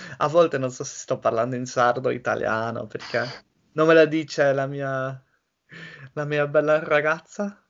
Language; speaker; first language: Italian; non-native, learner; English